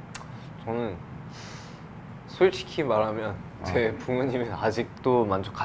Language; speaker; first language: Korean; non-native, fluent; English